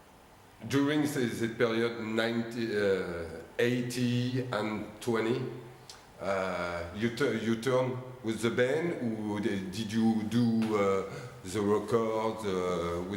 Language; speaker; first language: English; non-native, learner; French